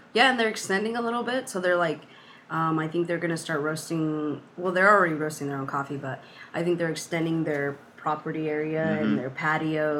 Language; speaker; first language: English; early bilingual, other home language; Spanish